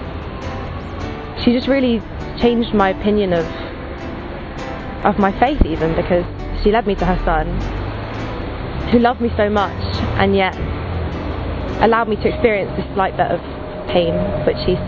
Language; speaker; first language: English; native; English